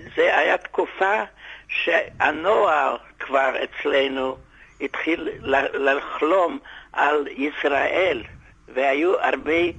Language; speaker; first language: Hebrew; non-native, fluent; Yiddish